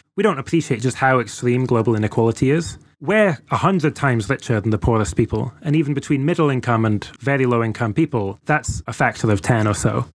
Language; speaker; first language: English; native; English